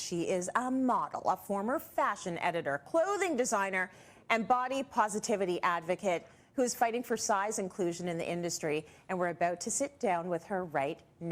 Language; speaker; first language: English; native; English